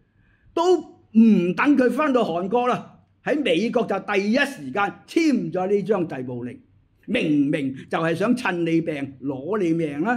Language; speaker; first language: Chinese; native; Chinese